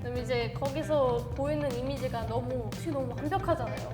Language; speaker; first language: Korean; non-native, fluent; German